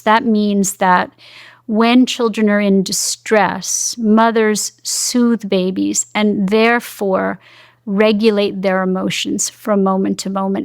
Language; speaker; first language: English; native; English